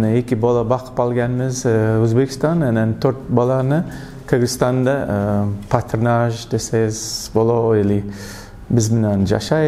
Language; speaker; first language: Kyrgyz; non-native, learner; English